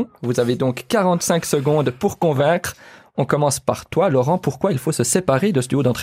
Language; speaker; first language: French; native; French